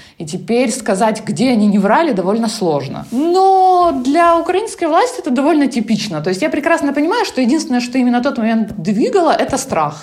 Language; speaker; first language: Russian; non-native, local second language; Ukrainian